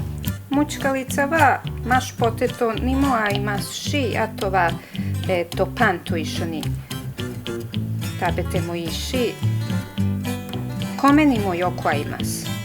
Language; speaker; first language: Japanese; non-native, fluent; Serbian